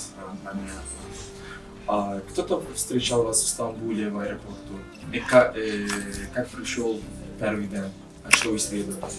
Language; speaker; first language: Russian; non-native, learner; Turkish